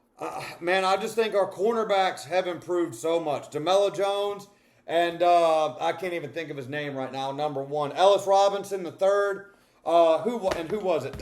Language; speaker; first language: English; native; English